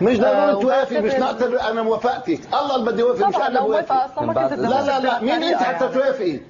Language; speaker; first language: Arabic; native; Arabic